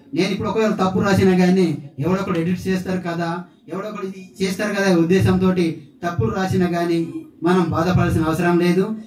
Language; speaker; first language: Telugu; non-native, local second language; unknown